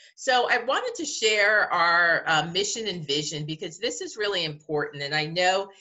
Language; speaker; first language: English; native; English